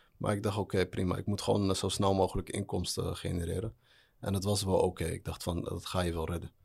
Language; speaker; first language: Dutch; early bilingual, other home language; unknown